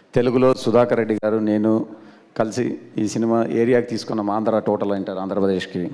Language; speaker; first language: Telugu; native; Telugu